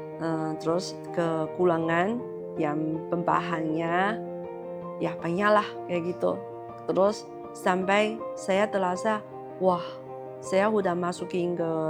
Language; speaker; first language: Indonesian; non-native, learner; Chinese